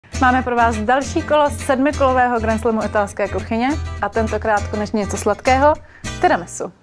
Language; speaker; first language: Czech; native; Czech